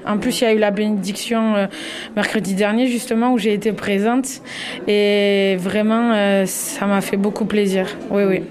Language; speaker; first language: French; native; French